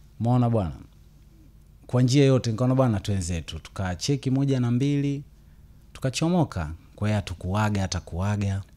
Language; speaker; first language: Swahili; native; Swahili